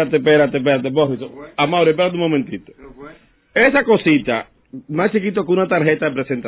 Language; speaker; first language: Spanish; native; Spanish